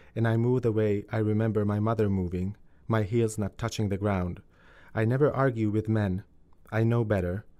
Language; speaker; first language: English; early bilingual, other home language; Finnish